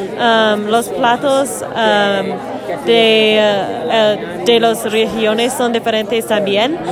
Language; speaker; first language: Spanish; non-native, learner; English